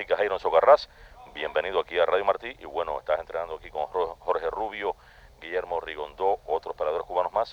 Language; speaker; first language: Spanish; native; Spanish